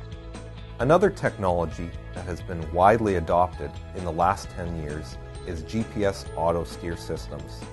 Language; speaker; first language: English; native; English